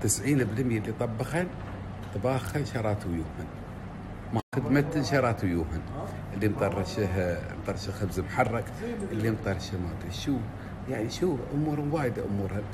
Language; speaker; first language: Arabic; native; Arabic